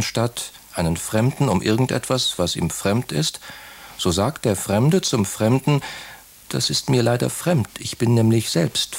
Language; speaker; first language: German; native; German